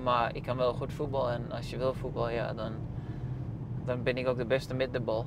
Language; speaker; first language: Dutch; non-native, fluent; Danish